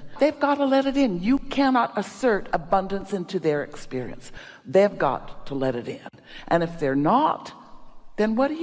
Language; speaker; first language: English; native; English